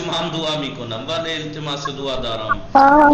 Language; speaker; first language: Persian; non-native, fluent; Urdu